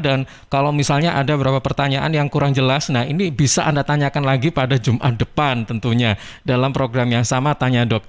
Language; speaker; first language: Indonesian; native; Indonesian